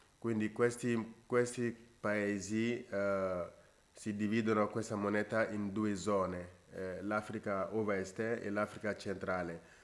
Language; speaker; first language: Italian; non-native, fluent; Bambara